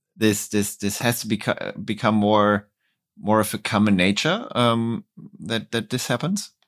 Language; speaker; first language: English; non-native, fluent; German